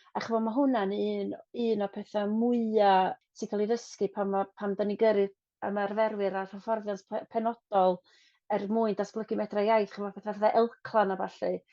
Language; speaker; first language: Welsh; non-native, local second language; English